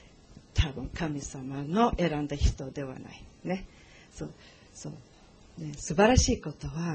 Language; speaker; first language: Japanese; non-native, learner; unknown